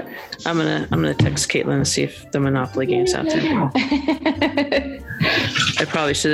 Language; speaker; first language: English; native; English